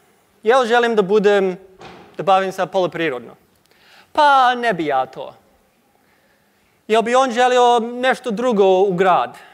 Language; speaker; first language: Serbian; non-native, learner; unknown